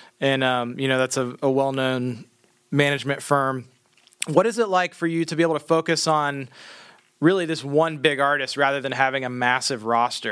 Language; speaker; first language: English; native; English